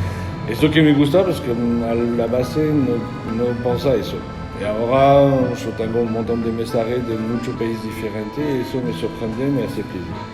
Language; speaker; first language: Spanish; non-native, learner; French